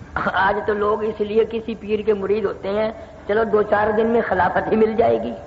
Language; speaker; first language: Urdu; non-native, local second language; Saraiki